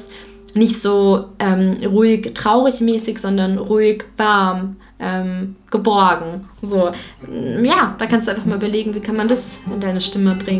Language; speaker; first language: German; native; German